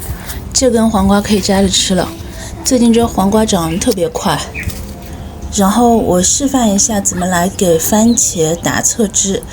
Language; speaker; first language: Chinese; native; Chinese